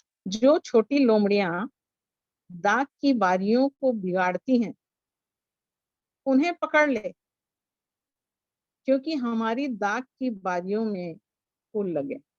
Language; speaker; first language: Hindi; native; Hindi